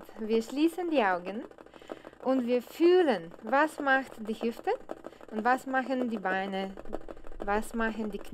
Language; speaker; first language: German; non-native, learner; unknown